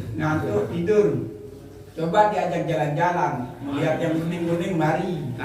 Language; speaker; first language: Indonesian; native; Indonesian